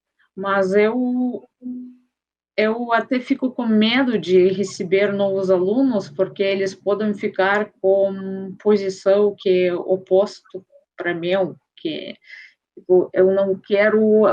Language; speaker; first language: Portuguese; non-native, fluent; Russian